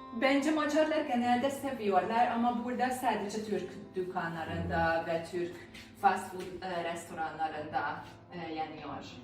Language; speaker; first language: Turkish; non-native, fluent; Hungarian